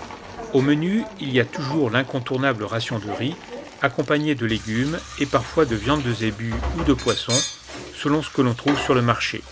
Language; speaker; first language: French; native; French